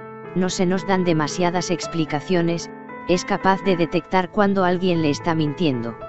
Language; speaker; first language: Spanish; native; Spanish